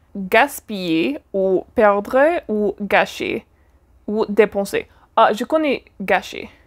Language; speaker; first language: French; non-native, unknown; English